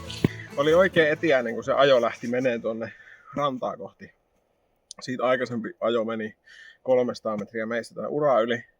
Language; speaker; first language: Finnish; native; Finnish